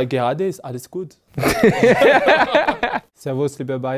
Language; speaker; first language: German; non-native, learner; French